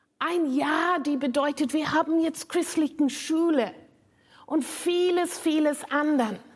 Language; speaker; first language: German; non-native, fluent; English